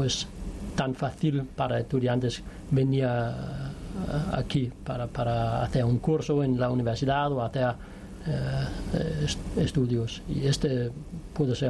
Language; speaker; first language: Spanish; non-native, learner; Danish